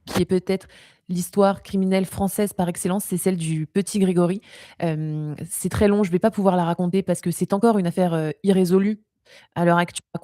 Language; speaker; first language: French; native; French